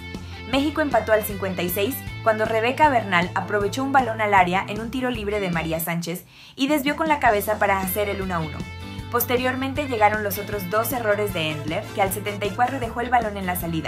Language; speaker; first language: Spanish; native; Spanish